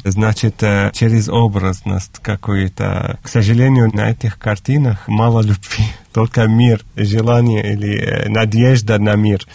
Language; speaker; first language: Russian; non-native, fluent; Arabic